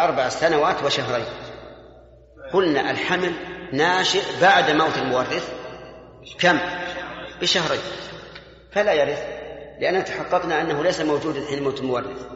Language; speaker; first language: Arabic; native; Arabic